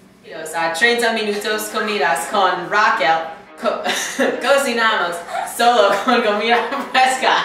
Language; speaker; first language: Spanish; non-native, learner; English